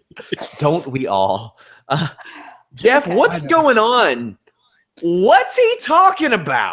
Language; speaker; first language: English; native; English